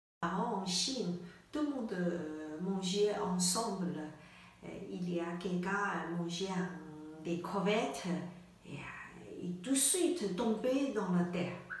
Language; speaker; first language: French; non-native, learner; Chinese